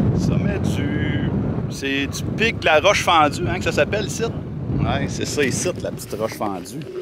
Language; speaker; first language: French; native; French